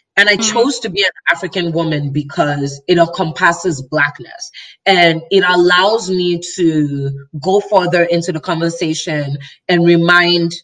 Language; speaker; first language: English; non-native, local second language; Yoruba